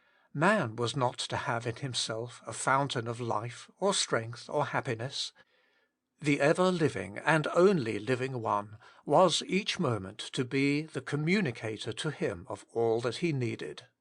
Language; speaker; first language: English; native; English